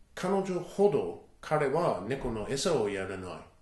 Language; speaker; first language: Japanese; non-native, fluent; English